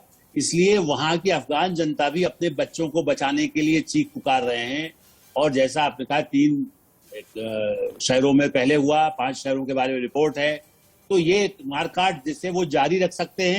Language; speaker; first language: Hindi; native; Hindi